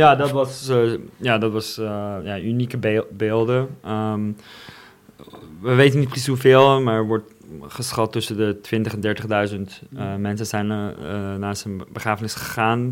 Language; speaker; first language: Dutch; non-native, fluent; Russian